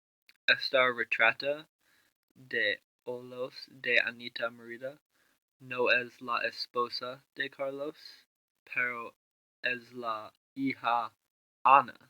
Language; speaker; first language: Spanish; non-native, learner; English